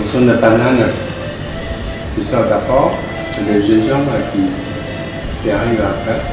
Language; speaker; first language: French; non-native, fluent; Chinese